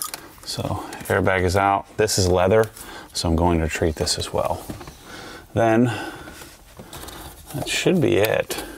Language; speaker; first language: English; native; English